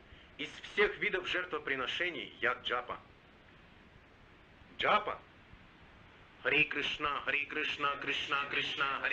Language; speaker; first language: Russian; native; Russian